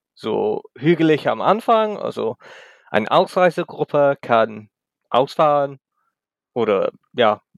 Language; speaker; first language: German; non-native, learner; English